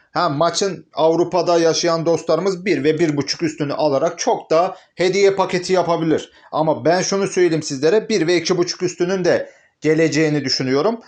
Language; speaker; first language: Turkish; native; Turkish